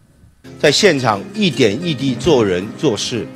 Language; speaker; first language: Chinese; non-native, local second language; Cantonese